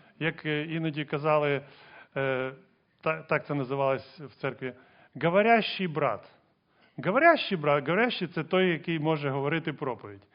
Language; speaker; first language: Ukrainian; non-native, local second language; Russian